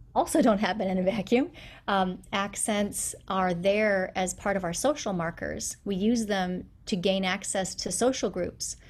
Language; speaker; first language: English; native; English